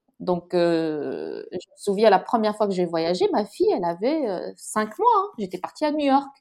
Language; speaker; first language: French; non-native, local second language; Arabic